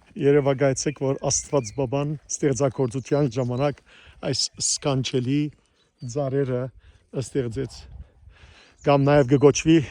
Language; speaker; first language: Armenian; early bilingual, heritage; Armenian